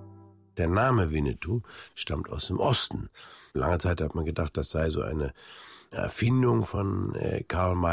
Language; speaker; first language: German; native; German